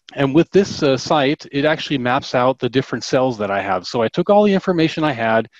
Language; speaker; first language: English; non-native, fluent; German